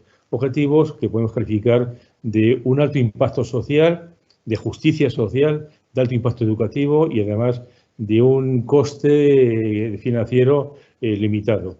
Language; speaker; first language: Spanish; native; Spanish